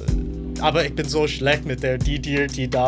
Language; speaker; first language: German; non-native, learner; English